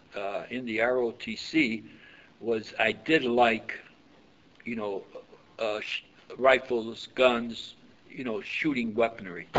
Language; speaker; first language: English; early bilingual, other home language; Yiddish